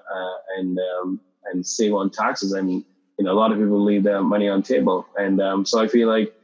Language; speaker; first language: English; non-native, local second language; Tamil